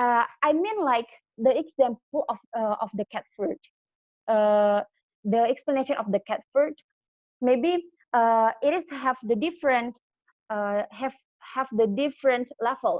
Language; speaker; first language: English; non-native, learner; Indonesian